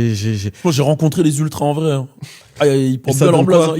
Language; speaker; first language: French; native; French